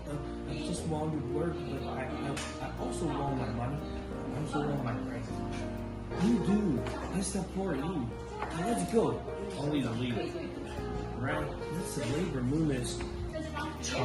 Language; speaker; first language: English; non-native, fluent; Chinese